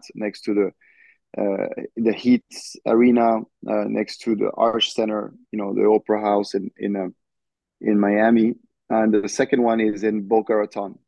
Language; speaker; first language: English; non-native, fluent; French